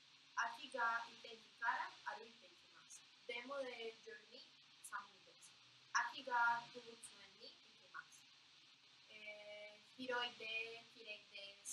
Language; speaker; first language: Japanese; non-native, learner; Spanish